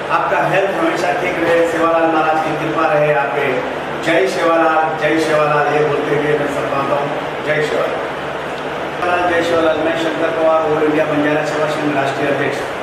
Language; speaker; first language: Hindi; non-native, local second language; Lambadi